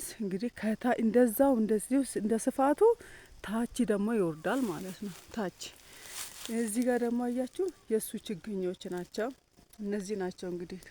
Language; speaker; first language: Amharic; non-native, local second language; Oromo